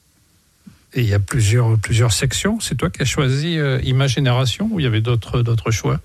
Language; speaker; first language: French; native; French